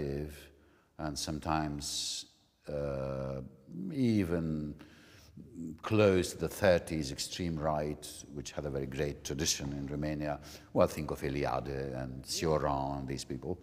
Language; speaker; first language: English; non-native, fluent; Hungarian